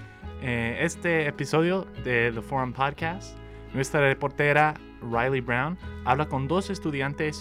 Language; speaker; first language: Spanish; non-native, learner; English